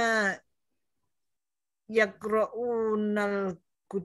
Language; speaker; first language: Arabic; non-native, learner; Indonesian